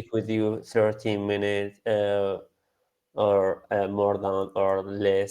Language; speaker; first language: English; non-native, learner; Arabic